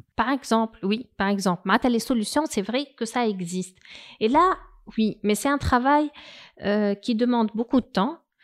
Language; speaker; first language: French; non-native, local second language; Arabic